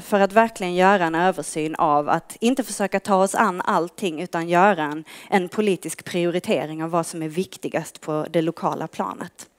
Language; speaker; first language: Swedish; native; Swedish